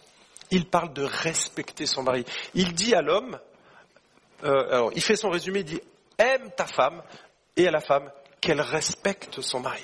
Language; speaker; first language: French; native; French